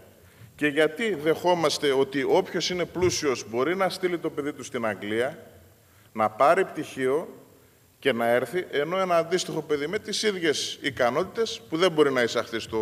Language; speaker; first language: Greek; native; Greek